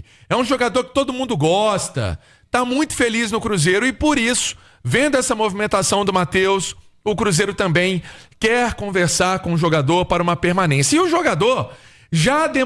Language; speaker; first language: Portuguese; native; Portuguese